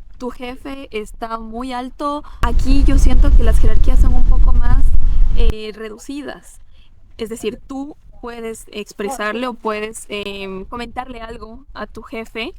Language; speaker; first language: Spanish; native; Spanish